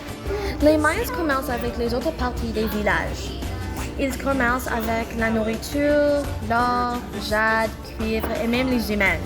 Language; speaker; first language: French; non-native, learner; English